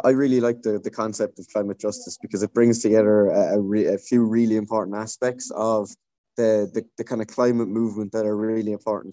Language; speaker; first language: English; native; English